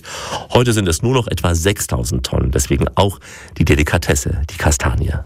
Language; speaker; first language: German; native; German